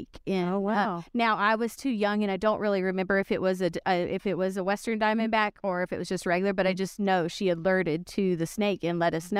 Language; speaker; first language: English; native; English